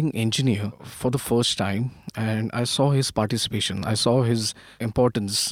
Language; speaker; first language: English; non-native, local second language; Marathi